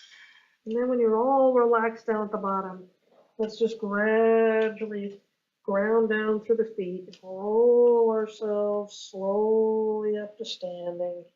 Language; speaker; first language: English; native; English